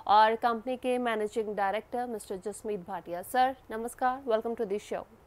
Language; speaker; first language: Hindi; non-native, local second language; Punjabi